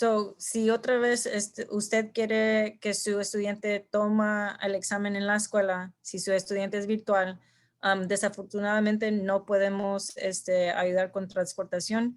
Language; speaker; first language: Spanish; early bilingual, heritage; Spanish